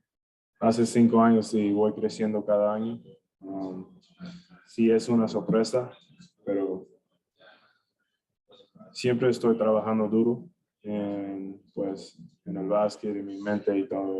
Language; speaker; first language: Spanish; early bilingual, heritage; English